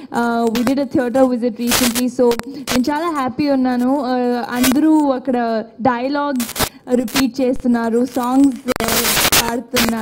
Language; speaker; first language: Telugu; non-native, learner; Hindi